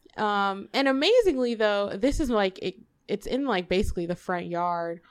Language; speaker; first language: English; native; English